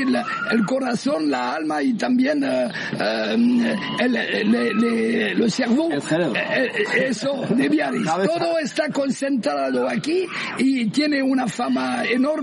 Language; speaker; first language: Spanish; non-native, fluent; French